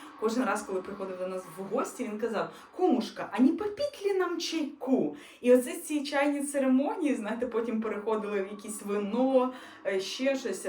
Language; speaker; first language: Ukrainian; non-native, local second language; Russian